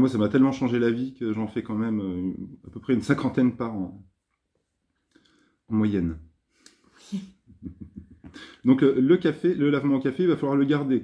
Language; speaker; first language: French; native; French